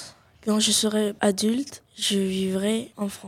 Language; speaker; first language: French; non-native, learner; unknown